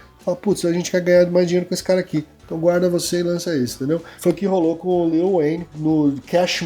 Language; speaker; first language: Portuguese; native; Portuguese